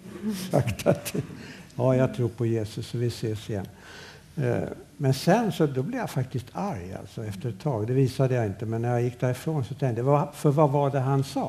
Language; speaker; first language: Swedish; native; Swedish